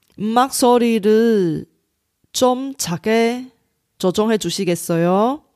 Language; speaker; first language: Korean; non-native, fluent; Chinese